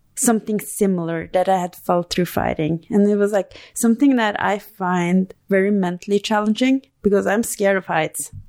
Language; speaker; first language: English; non-native, fluent; Norwegian